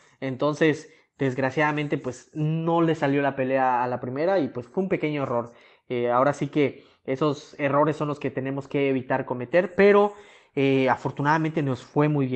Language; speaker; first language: Spanish; native; Spanish